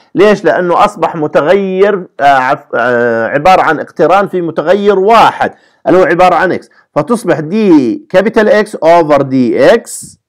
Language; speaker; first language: Arabic; native; Arabic